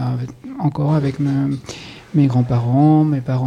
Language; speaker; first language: French; native; French